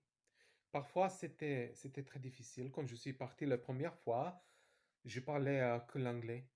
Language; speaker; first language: French; non-native, fluent; Serbian